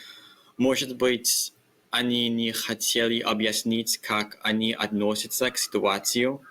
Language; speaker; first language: Russian; non-native, learner; English